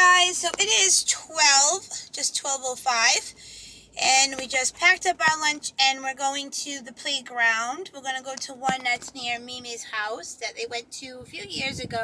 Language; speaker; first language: English; native; English